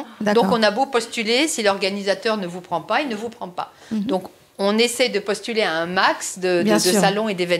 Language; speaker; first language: French; native; French